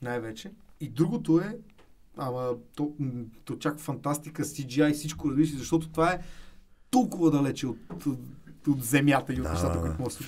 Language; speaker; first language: Bulgarian; native; Bulgarian